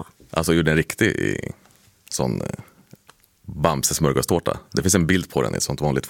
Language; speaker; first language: Swedish; native; Swedish